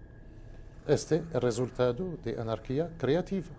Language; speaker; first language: Spanish; non-native, fluent; Arabic